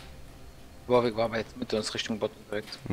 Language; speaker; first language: German; native; German